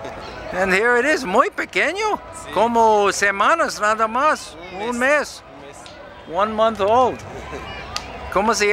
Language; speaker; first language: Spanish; non-native, learner; English